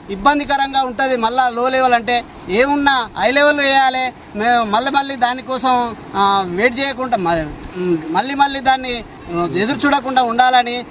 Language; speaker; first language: Telugu; native; Telugu